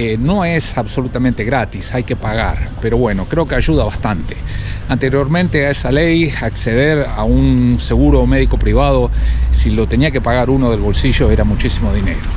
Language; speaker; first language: Spanish; native; Spanish